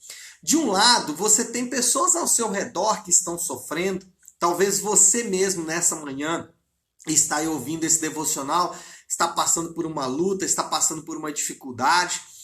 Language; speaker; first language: Portuguese; native; Portuguese